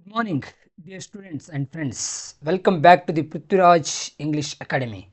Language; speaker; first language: English; non-native, local second language; Kannada